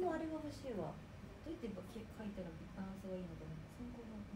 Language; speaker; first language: Japanese; native; Japanese